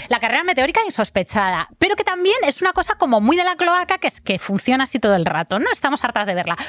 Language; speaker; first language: Spanish; native; Spanish